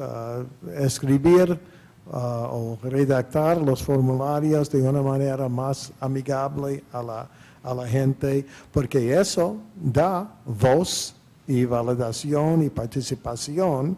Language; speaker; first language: Spanish; non-native, fluent; English